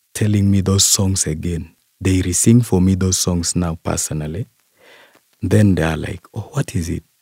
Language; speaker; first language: English; non-native, local second language; Kalenjin